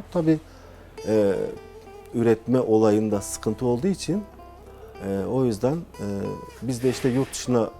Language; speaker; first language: Turkish; native; Turkish